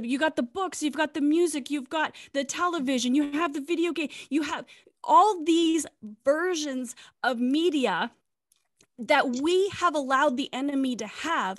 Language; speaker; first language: English; native; English